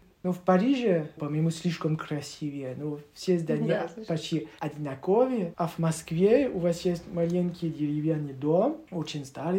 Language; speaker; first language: Russian; non-native, learner; French